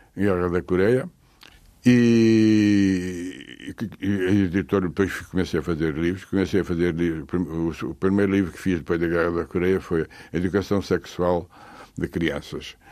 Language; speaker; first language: Portuguese; native; Portuguese